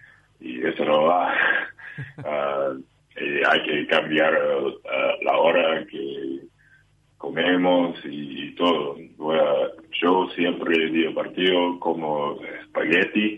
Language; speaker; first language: Spanish; non-native, learner; English